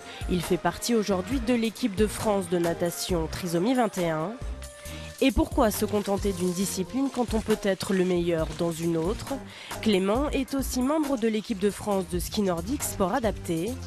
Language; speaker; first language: French; native; French